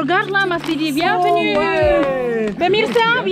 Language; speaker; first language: French; non-native, learner; Indonesian